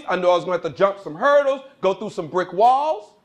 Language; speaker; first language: English; native; English